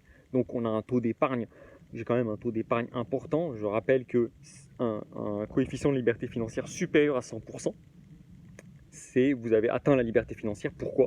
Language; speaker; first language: French; native; French